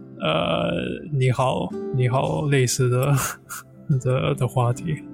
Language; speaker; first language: Chinese; non-native, fluent; English